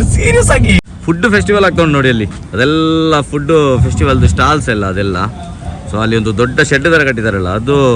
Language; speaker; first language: Kannada; non-native, local second language; Tulu